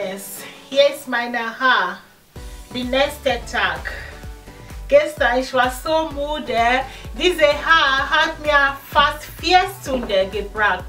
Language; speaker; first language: German; non-native, learner; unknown